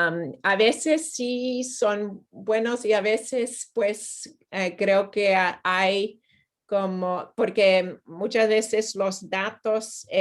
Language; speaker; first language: Spanish; non-native, fluent; English